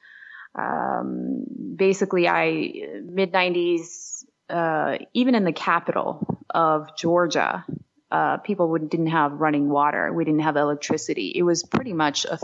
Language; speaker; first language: English; non-native, fluent; Georgian